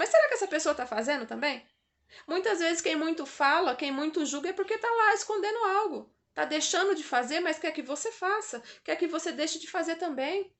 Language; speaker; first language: Portuguese; native; Portuguese